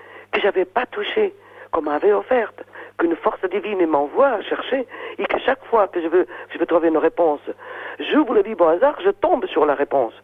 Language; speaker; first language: French; non-native, fluent; Portuguese